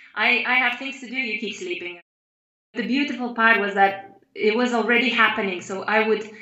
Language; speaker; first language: English; non-native, fluent; Lithuanian